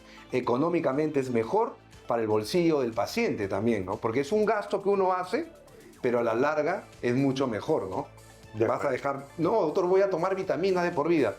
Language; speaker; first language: Spanish; native; Spanish